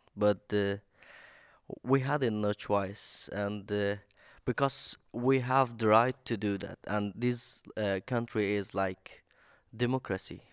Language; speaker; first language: English; non-native, learner; Persian